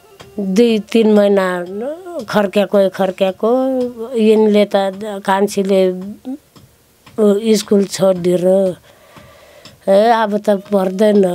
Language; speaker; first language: Nepali; non-native, local second language; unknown